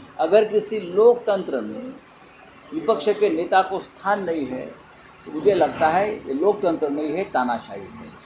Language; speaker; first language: Hindi; non-native, local second language; Marathi